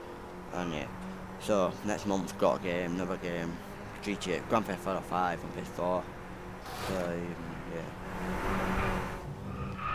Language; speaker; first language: English; native; English